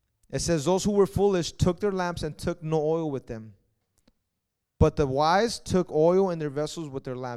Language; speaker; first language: English; early bilingual, other home language; Spanish